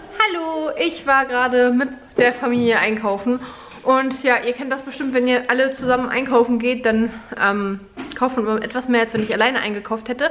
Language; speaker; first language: German; native; German